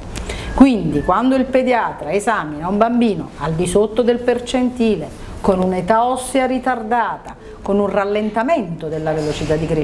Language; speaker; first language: Italian; native; Italian